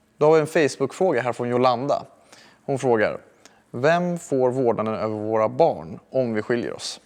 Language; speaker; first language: Swedish; early bilingual, other home language; Persian